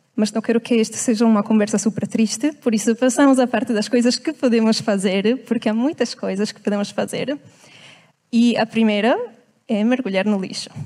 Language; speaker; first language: Portuguese; non-native, fluent; Italian